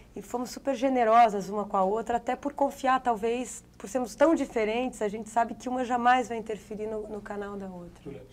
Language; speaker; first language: Portuguese; native; Portuguese